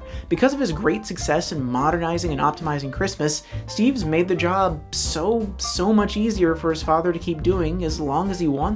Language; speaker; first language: English; native; English